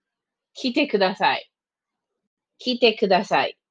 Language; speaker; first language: Japanese; non-native, fluent; English